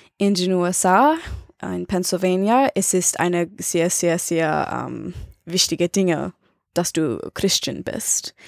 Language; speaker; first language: German; non-native, learner; English